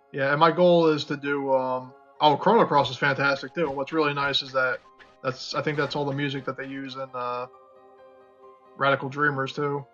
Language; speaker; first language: English; native; English